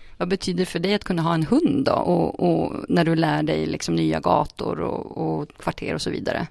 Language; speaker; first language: Swedish; native; Swedish